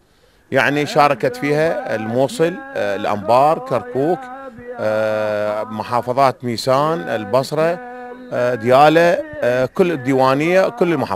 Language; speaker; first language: Arabic; native; Arabic